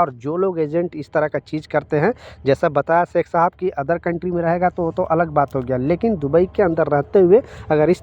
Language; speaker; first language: Hindi; native; Hindi